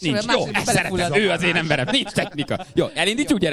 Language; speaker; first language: Hungarian; native; Hungarian